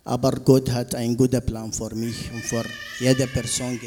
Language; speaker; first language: German; non-native, learner; Arabic